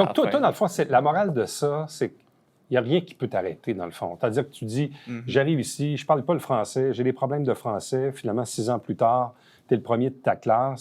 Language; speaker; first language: French; native; French